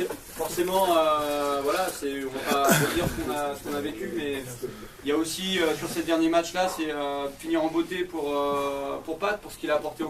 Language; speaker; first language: French; native; French